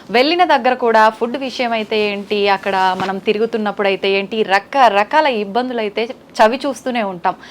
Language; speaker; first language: Telugu; native; Telugu